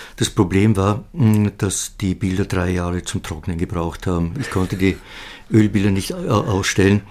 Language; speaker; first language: German; native; German